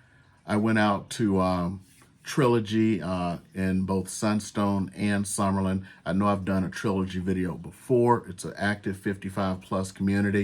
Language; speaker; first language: English; native; English